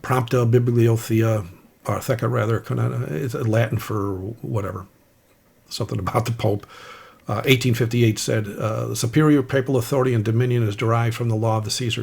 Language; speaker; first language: English; native; English